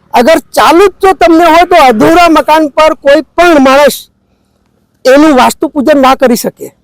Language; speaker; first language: Gujarati; native; Gujarati